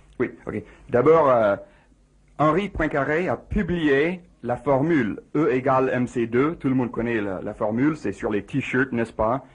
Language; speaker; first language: French; non-native, fluent; English